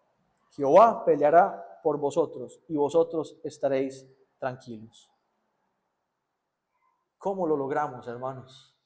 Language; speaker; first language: Spanish; native; Spanish